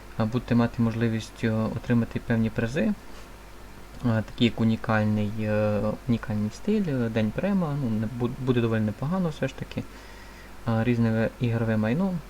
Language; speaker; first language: Ukrainian; native; Ukrainian